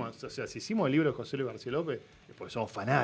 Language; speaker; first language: Spanish; native; Spanish